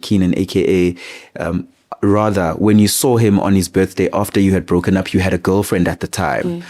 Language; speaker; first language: English; non-native, local second language; Zulu